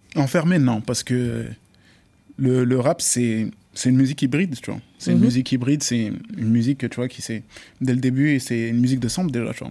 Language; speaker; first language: French; native; French